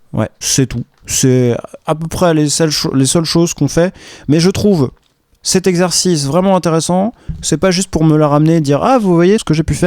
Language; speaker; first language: French; native; French